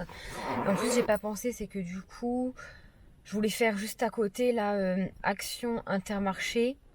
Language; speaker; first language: French; native; French